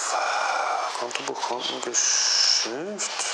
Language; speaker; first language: German; native; German